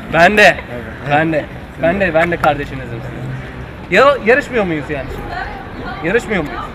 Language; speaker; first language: Turkish; native; Turkish